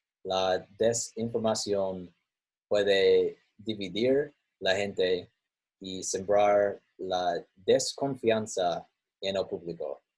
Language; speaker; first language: Spanish; non-native, learner; English